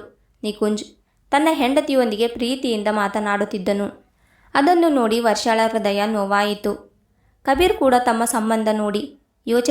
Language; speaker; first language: Kannada; native; Kannada